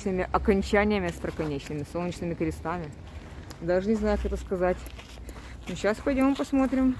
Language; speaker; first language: Russian; native; Russian